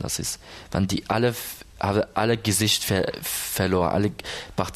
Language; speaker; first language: German; non-native, learner; Arabic